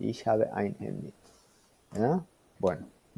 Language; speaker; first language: German; non-native, fluent; Spanish